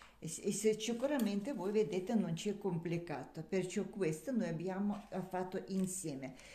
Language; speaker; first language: Italian; non-native, learner; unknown